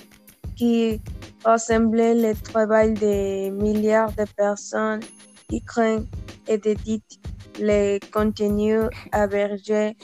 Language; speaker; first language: French; non-native, learner; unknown